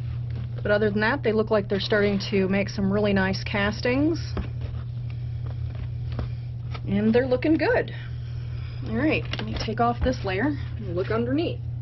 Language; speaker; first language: English; native; English